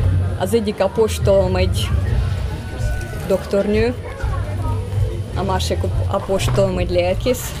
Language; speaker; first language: Hungarian; non-native, fluent; Russian